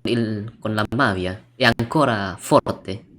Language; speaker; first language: Italian; non-native, learner; Indonesian